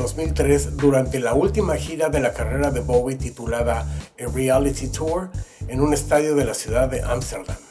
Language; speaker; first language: Spanish; native; Spanish